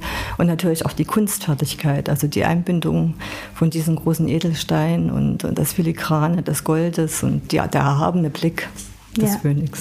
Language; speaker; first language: German; native; German